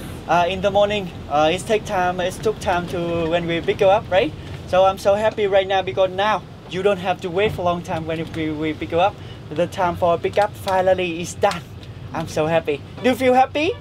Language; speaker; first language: English; non-native, fluent; Vietnamese